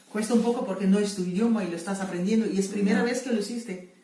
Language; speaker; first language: Spanish; non-native, fluent; Papiamento